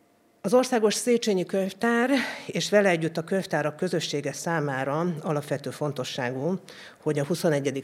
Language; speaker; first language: Hungarian; native; Hungarian